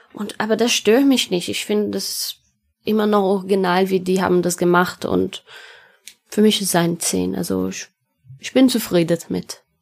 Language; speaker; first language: German; non-native, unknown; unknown